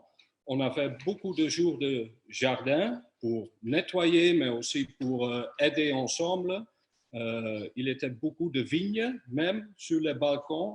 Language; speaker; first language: French; non-native, fluent; Dutch